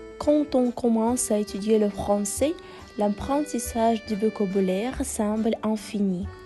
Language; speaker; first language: French; non-native, fluent; Russian